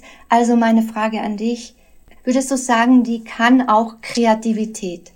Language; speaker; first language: German; native; German